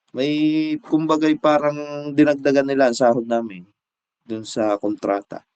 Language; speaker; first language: Filipino; native; Filipino